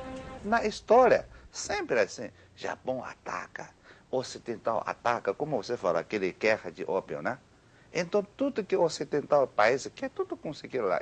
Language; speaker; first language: Portuguese; non-native, learner; Chinese